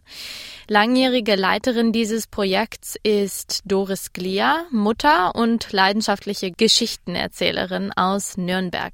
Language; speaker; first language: German; native; German